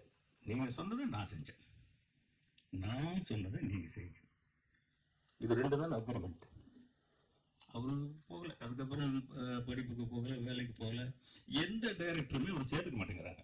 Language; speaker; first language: Tamil; native; Tamil